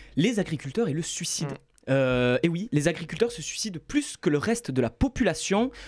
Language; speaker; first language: French; native; French